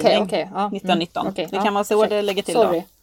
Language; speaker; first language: Swedish; native; Swedish